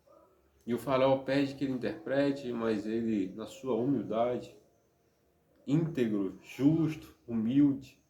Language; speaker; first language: Portuguese; native; Portuguese